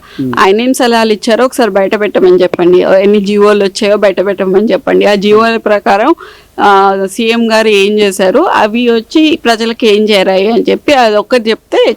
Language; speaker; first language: Telugu; native; Telugu